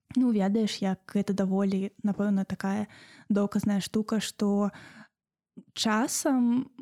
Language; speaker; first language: Belarusian; native; Belarusian